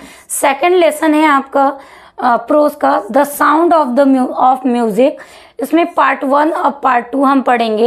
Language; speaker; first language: Hindi; native; Hindi